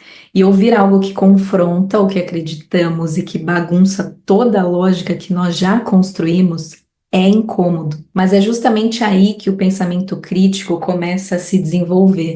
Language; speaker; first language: Portuguese; native; Portuguese